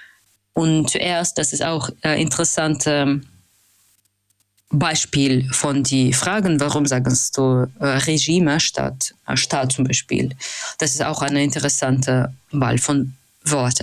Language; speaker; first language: German; non-native, fluent; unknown